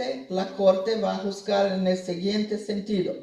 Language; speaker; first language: Spanish; non-native, fluent; Portuguese